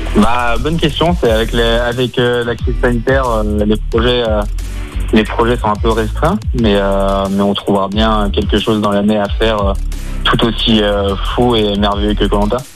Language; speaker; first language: French; native; French